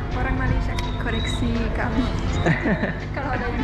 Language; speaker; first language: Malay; non-native, fluent; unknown